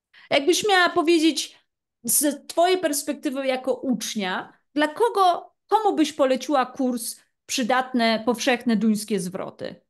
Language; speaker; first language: Polish; native; Polish